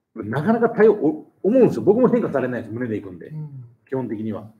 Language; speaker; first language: Japanese; native; Japanese